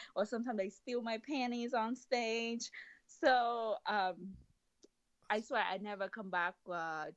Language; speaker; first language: English; non-native, fluent; Vietnamese